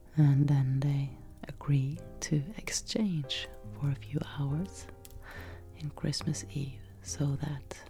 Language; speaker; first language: English; non-native, fluent; Norwegian